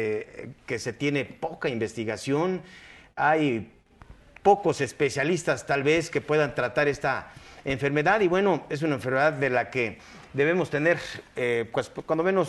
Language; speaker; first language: Spanish; native; Spanish